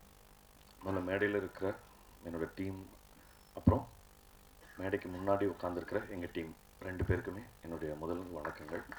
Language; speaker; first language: Tamil; native; Tamil